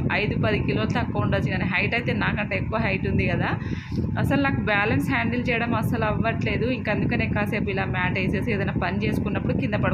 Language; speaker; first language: Telugu; native; Telugu